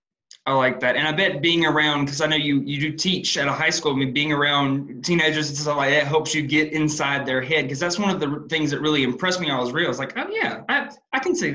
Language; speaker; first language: English; native; English